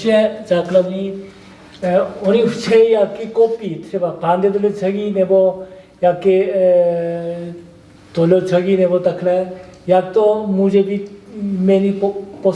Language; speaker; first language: Czech; non-native, learner; Korean